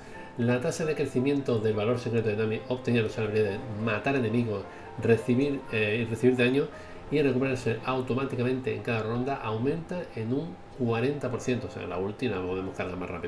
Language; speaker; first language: Spanish; native; Spanish